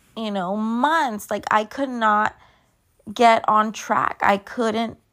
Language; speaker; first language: English; native; English